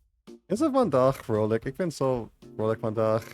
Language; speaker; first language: Dutch; non-native, learner; English